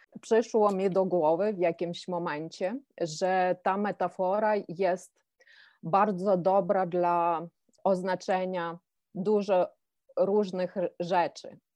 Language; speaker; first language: Polish; non-native, fluent; Ukrainian